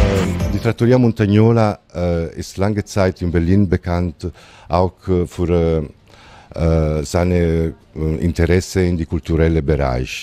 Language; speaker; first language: German; non-native, fluent; Italian